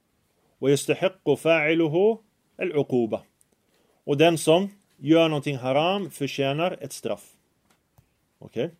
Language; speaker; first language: Swedish; early bilingual, other home language; Arabic